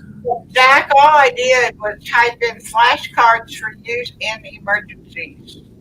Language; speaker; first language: English; native; English